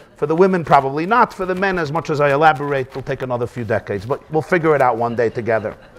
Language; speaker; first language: English; native; English